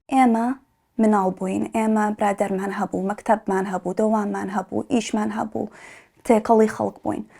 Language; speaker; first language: Central Kurdish; early bilingual, heritage; Central Kurdish